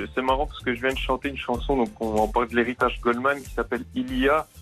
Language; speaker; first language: French; native; French